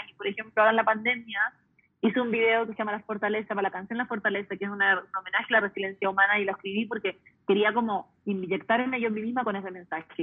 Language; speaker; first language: Spanish; early bilingual, heritage; Spanish